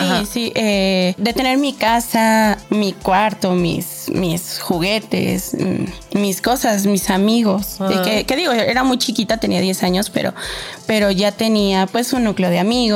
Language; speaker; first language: Spanish; native; Spanish